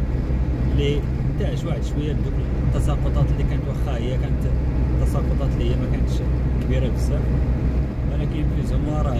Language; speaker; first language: Arabic; native; Arabic